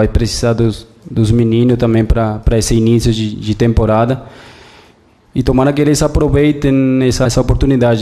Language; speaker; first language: Portuguese; non-native, fluent; Spanish